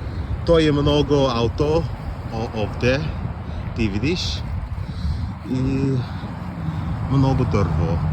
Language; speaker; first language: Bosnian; non-native, learner; English